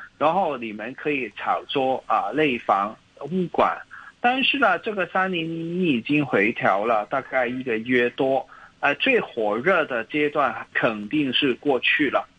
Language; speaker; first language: Chinese; non-native, local second language; Cantonese